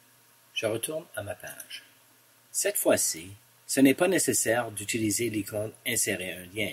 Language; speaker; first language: French; non-native, local second language; English